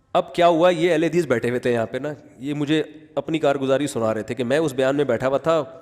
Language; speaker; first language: Urdu; native; Urdu